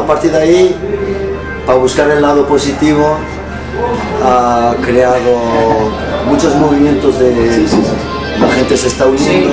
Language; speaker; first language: Spanish; early bilingual, heritage; Spanish